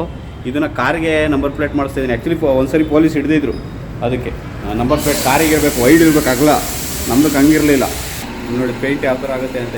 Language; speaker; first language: Kannada; native; Kannada